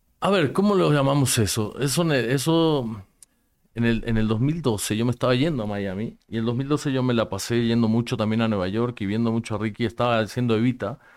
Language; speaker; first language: Spanish; native; Spanish